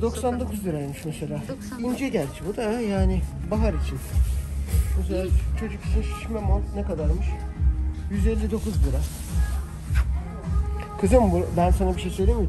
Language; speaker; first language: Turkish; native; Turkish